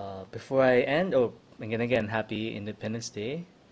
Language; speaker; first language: English; non-native, local second language; Filipino